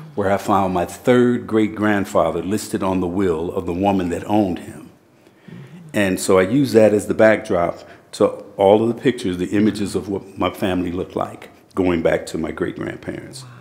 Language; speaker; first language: English; native; English